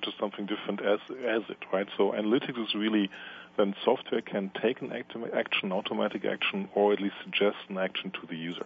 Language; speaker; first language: English; non-native, fluent; Italian